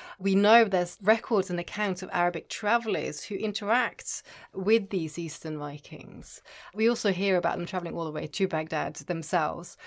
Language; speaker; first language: English; non-native, fluent; Norwegian